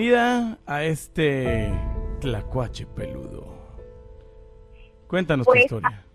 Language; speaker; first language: Spanish; native; Spanish